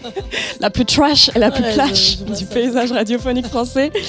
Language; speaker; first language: French; native; French